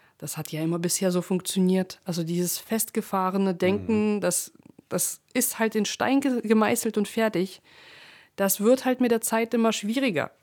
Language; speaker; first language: German; early bilingual, other home language; Russian